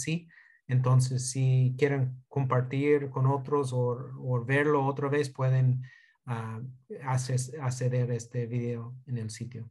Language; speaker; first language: Spanish; non-native, fluent; English